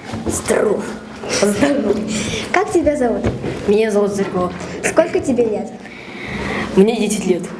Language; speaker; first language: Russian; non-native, fluent; Mongolian